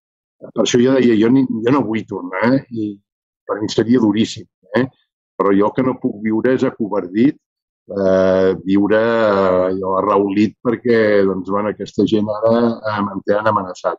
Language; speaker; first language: Catalan; native; Catalan